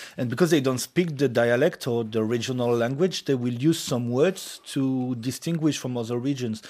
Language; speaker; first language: English; non-native, fluent; French